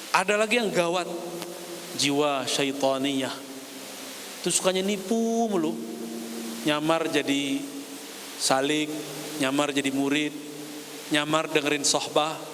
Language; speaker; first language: Indonesian; native; Indonesian